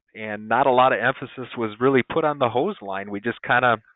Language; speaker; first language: English; native; English